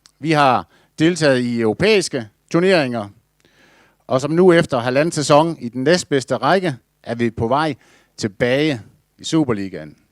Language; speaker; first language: Danish; native; Danish